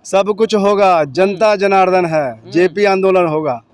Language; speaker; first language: Hindi; native; Hindi